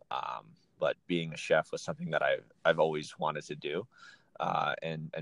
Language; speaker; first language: English; native; English